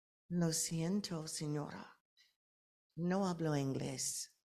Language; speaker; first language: Spanish; non-native, learner; English